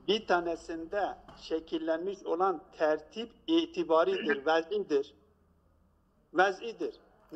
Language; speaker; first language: Turkish; native; Turkish